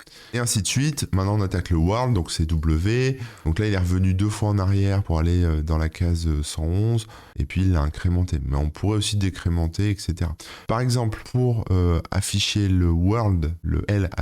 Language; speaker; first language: French; native; French